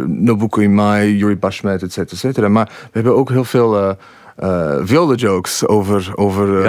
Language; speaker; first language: Dutch; non-native, fluent; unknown